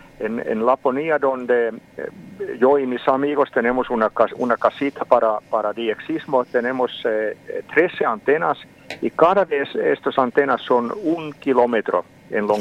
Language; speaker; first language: Spanish; non-native, fluent; Finnish